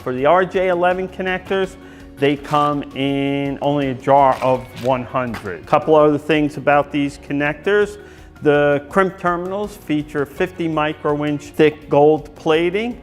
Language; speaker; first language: English; native; English